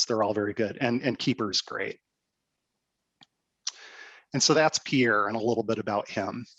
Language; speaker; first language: English; native; English